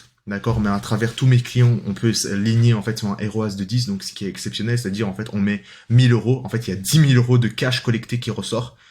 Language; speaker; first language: French; native; French